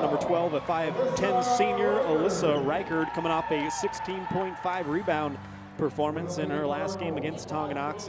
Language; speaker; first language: English; native; English